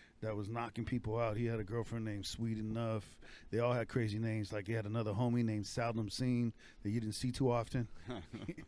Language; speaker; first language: English; native; English